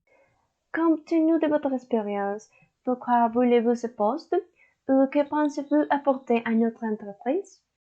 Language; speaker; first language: French; non-native, learner; Spanish